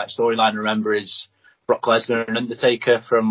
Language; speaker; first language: English; non-native, local second language; Welsh